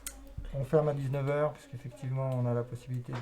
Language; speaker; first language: French; native; French